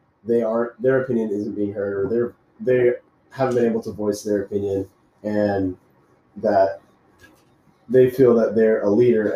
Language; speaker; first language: English; native; English